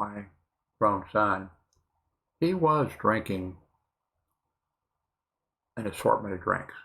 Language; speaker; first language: English; native; English